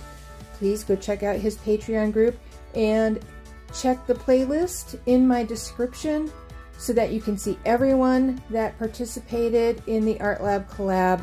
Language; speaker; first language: English; native; English